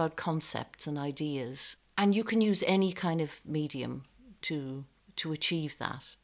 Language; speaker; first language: English; native; English